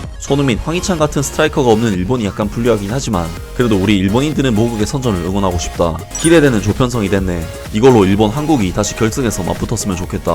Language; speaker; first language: Korean; native; Korean